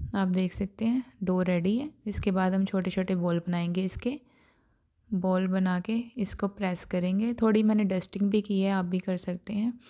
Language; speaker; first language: Hindi; non-native, local second language; Punjabi